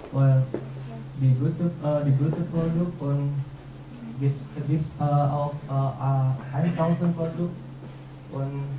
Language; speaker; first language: German; non-native, learner; Indonesian